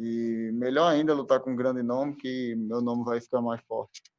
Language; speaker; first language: Portuguese; native; Portuguese